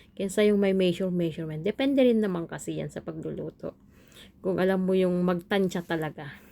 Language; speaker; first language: Filipino; non-native, local second language; Iloko